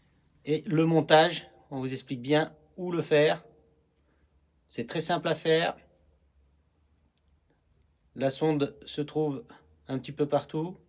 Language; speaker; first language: French; native; French